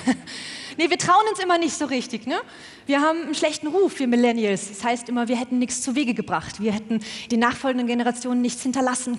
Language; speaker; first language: German; native; German